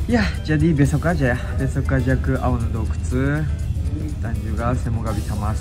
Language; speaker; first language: Indonesian; non-native, fluent; Japanese